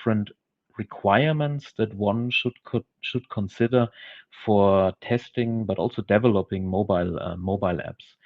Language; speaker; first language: English; non-native, fluent; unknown